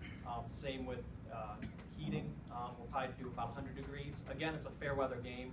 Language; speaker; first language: English; native; English